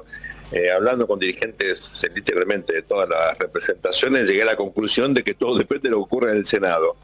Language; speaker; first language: Spanish; native; Spanish